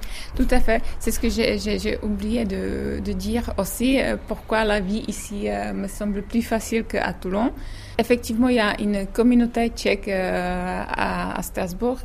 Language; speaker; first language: French; non-native, fluent; Czech